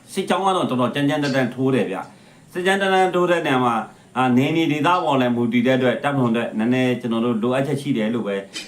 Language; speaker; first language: Burmese; native; Burmese